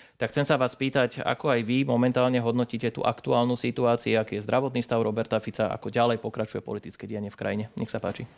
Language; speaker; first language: Slovak; native; Slovak